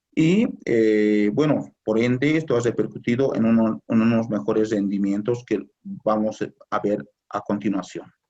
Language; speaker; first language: Spanish; native; Spanish